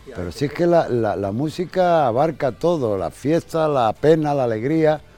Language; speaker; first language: Spanish; native; Spanish